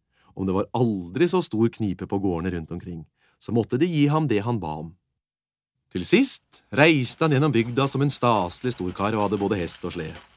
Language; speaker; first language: Norwegian; native; Norwegian